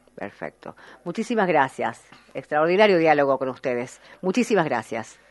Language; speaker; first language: Spanish; native; Spanish